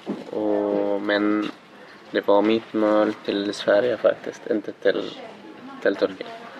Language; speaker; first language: Swedish; non-native, learner; Arabic